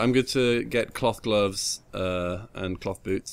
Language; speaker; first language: English; native; English